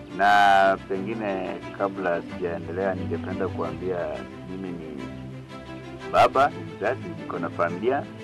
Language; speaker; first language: Swahili; non-native, local second language; Luyia